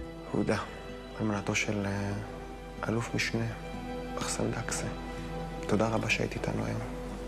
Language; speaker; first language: Hebrew; native; Hebrew